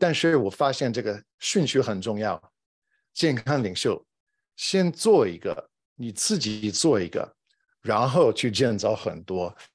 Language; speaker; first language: Chinese; non-native, fluent; English